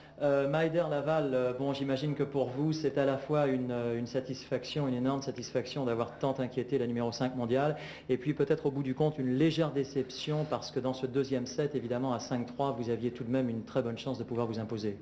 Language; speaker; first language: French; native; French